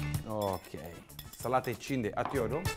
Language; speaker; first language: Turkish; non-native, fluent; Italian